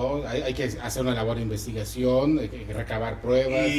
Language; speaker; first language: Spanish; native; Spanish